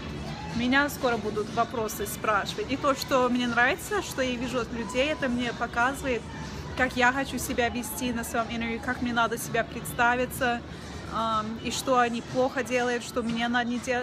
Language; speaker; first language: Russian; early bilingual, heritage; Russian